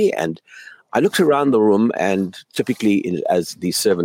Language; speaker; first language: English; native; English